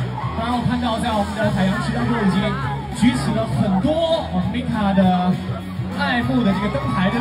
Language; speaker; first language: Chinese; native; Chinese